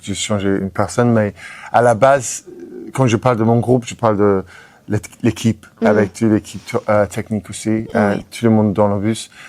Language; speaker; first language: French; non-native, fluent; English